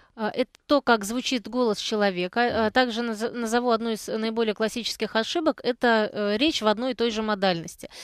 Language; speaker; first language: Russian; native; Russian